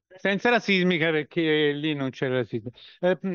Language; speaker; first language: Italian; native; Italian